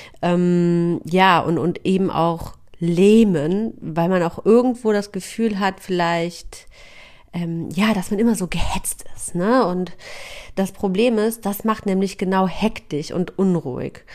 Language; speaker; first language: German; native; German